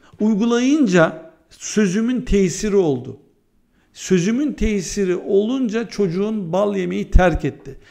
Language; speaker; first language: Turkish; early bilingual, heritage; Turkish